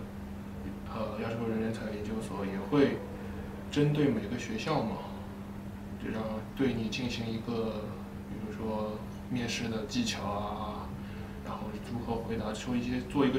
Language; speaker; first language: Chinese; native; Chinese